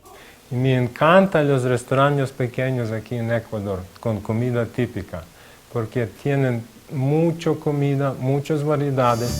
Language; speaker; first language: Spanish; non-native, fluent; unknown